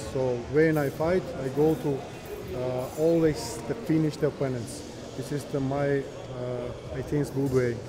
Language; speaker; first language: English; non-native, learner; Georgian